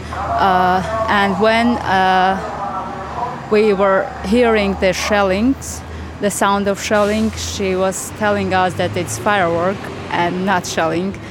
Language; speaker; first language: English; non-native, fluent; Armenian